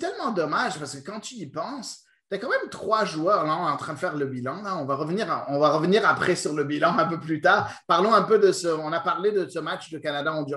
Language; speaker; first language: French; native; French